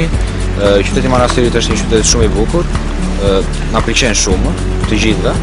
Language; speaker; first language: Albanian; native; Albanian